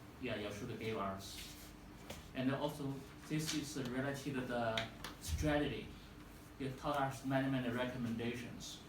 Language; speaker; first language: English; non-native, fluent; Chinese